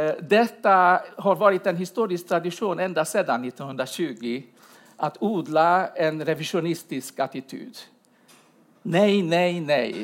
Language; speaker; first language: Swedish; non-native, fluent; Hungarian